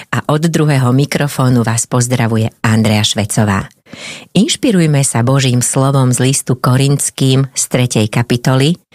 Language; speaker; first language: Slovak; native; Slovak